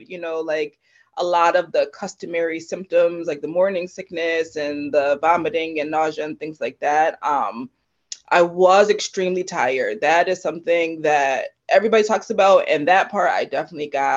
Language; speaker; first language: English; native; English